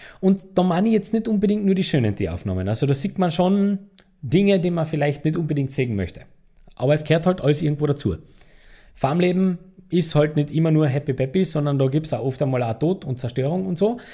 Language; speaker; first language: German; native; German